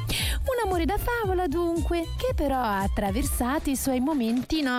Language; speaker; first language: Italian; native; Italian